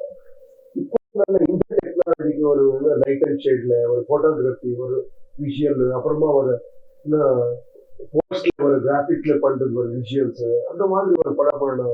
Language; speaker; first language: Tamil; non-native, learner; Kannada